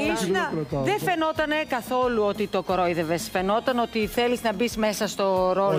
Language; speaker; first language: Greek; native; Greek